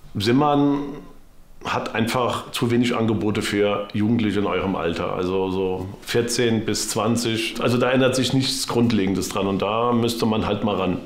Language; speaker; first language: German; native; German